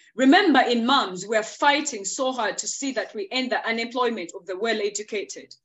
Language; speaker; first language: English; non-native, local second language; Ganda